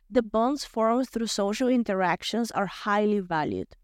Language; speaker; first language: English; non-native, fluent; Bulgarian